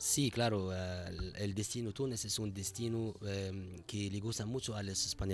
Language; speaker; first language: Spanish; non-native, fluent; Arabic